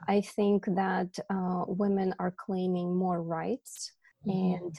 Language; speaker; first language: English; non-native, fluent; Ukrainian